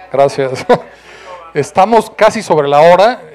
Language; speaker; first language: Spanish; native; Spanish